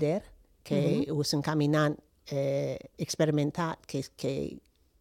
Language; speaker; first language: Catalan; non-native, fluent; English